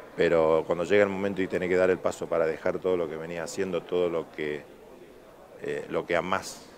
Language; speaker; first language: Spanish; native; Spanish